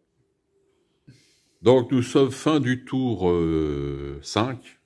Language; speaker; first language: French; native; French